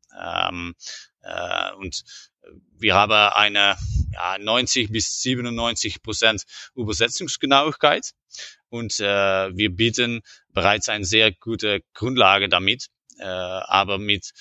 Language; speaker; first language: German; non-native, learner; Dutch